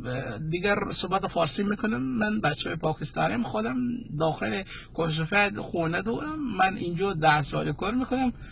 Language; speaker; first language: Persian; non-native, learner; Pashto